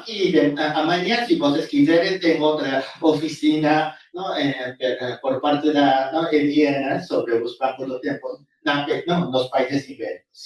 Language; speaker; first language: Portuguese; non-native, fluent; Japanese